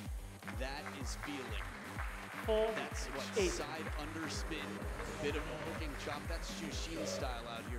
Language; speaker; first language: English; native; English